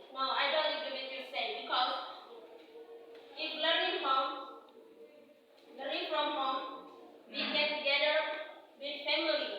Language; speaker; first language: English; non-native, learner; Indonesian